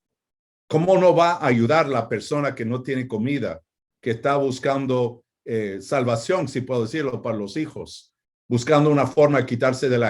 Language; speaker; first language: Spanish; non-native, fluent; English